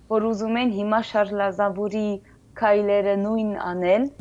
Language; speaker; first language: Armenian; early bilingual, heritage; French